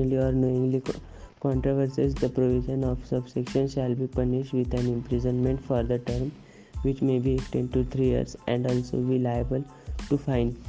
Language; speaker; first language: English; non-native, local second language; Marathi